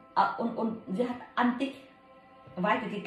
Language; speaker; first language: German; non-native, learner; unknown